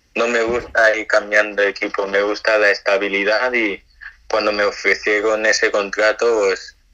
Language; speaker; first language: Spanish; non-native, fluent; Nigerian Pidgin